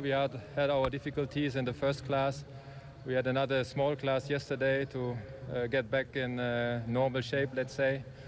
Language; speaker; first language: English; non-native, fluent; German